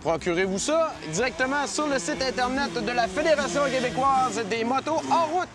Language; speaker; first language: French; native; French